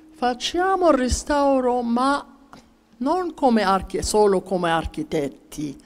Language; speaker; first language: Italian; non-native, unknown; Arabic